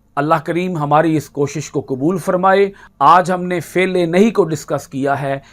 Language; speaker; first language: Urdu; native; Urdu